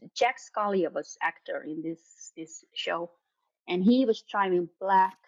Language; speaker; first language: English; non-native, fluent; Finnish